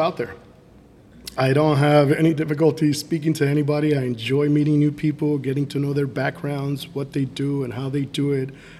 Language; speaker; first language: English; native; English